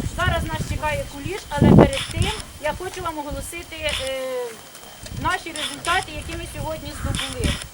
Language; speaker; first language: Ukrainian; native; Ukrainian